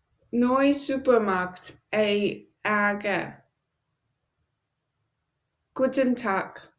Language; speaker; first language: German; non-native, learner; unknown